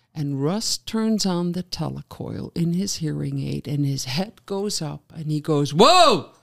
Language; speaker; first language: English; non-native, fluent; Dutch